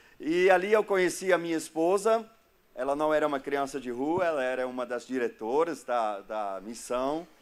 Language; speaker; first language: Portuguese; non-native, fluent; German